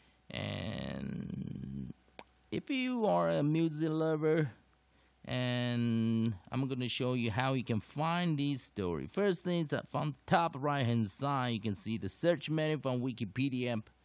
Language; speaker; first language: English; non-native, fluent; Chinese